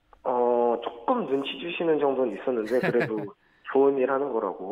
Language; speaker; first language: Korean; native; Korean